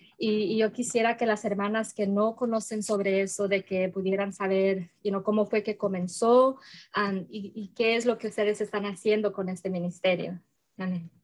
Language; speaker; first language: Spanish; early bilingual, heritage; Spanish